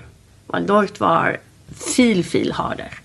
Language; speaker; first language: German; non-native, learner; Swedish